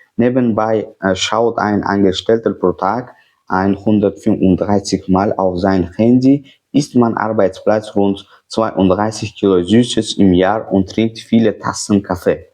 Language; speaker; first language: German; non-native, fluent; Uzbek